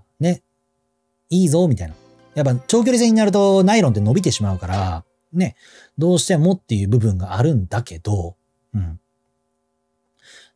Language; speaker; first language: Japanese; native; Japanese